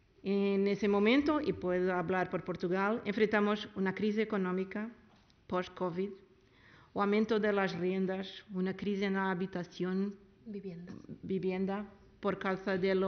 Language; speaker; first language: Spanish; non-native, learner; Portuguese